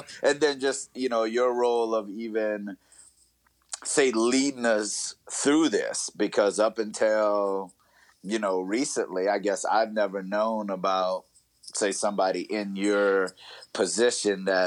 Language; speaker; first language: English; native; English